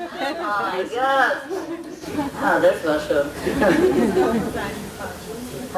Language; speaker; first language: German; non-native, learner; Vietnamese